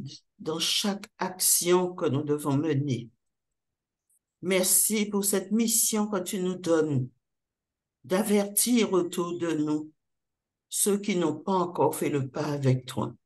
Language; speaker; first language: French; native; French